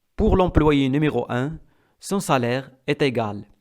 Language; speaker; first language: French; non-native, local second language; Arabic